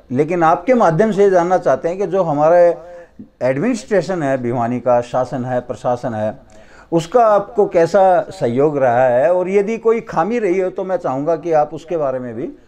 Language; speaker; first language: Hindi; native; Hindi